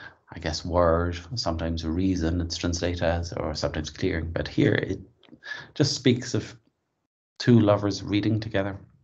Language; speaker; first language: English; native; English